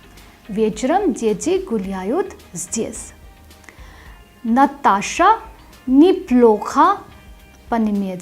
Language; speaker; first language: Russian; non-native, fluent; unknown